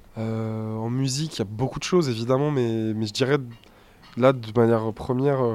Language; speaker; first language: French; native; French